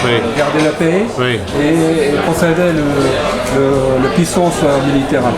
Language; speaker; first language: French; non-native, learner; Japanese